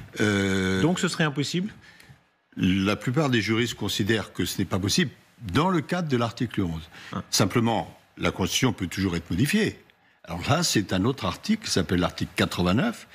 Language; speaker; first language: French; native; French